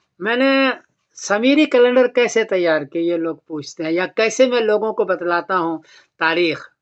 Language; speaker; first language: Urdu; native; Urdu